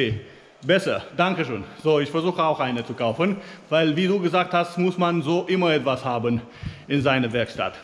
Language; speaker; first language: German; non-native, fluent; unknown